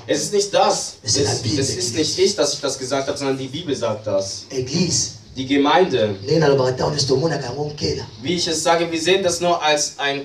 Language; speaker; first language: German; non-native, fluent; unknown